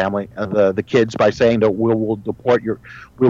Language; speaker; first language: English; early bilingual, other home language; Spanish